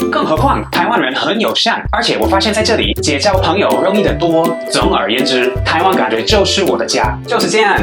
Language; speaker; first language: Chinese; non-native, fluent; English